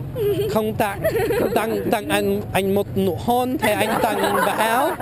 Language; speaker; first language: Vietnamese; non-native, fluent; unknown